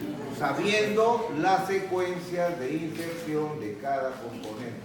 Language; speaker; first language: Spanish; native; Spanish